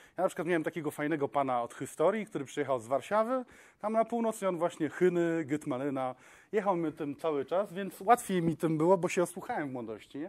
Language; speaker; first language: Polish; non-native, local second language; Kashubian